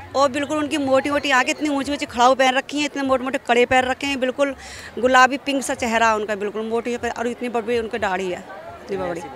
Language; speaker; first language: Hindi; native; Hindi